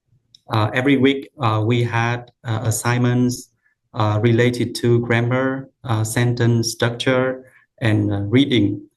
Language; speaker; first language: English; non-native, learner; Vietnamese